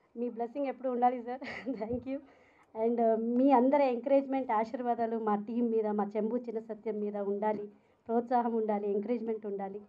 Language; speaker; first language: Telugu; non-native, learner; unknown